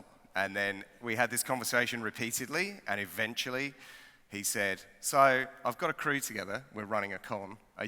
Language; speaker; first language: English; native; English